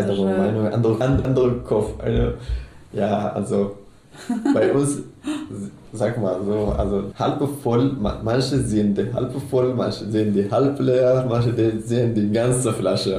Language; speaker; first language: German; non-native, learner; Arabic